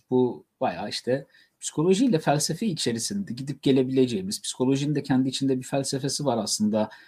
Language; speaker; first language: Turkish; native; Turkish